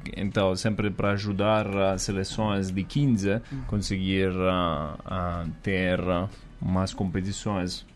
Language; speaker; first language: Portuguese; non-native, fluent; Italian